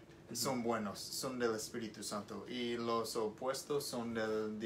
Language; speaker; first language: Spanish; non-native, learner; English